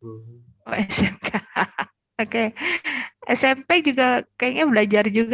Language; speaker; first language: Indonesian; native; Indonesian